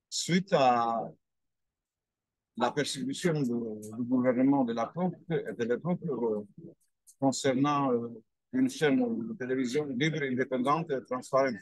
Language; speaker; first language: French; non-native, fluent; Albanian